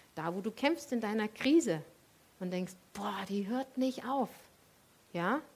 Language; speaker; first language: German; native; German